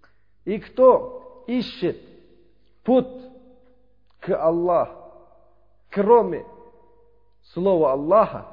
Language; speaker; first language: Russian; non-native, learner; Uzbek